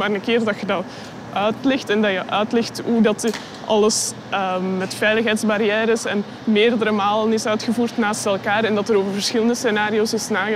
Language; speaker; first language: Dutch; native; Dutch